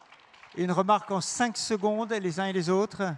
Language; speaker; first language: French; native; French